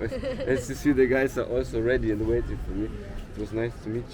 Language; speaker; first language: English; non-native, fluent; German